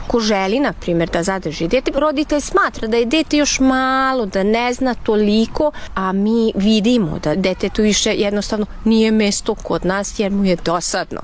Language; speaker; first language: Serbian; non-native, local second language; Hungarian